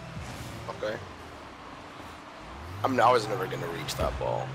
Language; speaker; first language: English; native; English